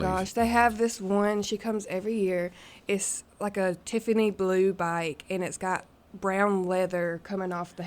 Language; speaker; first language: English; native; English